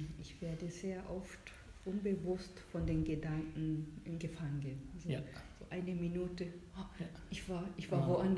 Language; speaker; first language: German; non-native, fluent; Japanese